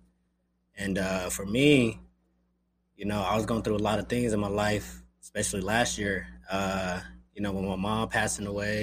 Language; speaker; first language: English; early bilingual, other home language; Spanish